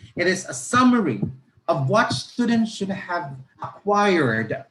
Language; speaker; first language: English; non-native, local second language; Filipino